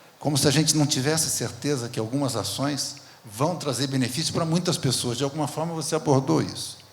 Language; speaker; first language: Portuguese; native; Portuguese